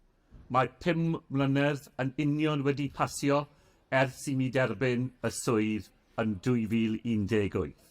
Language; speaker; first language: Welsh; non-native, local second language; English